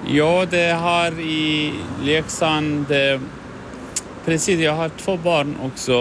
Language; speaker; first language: Swedish; non-native, learner; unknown